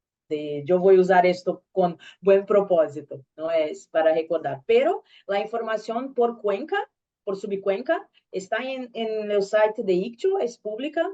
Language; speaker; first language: Spanish; non-native, learner; Portuguese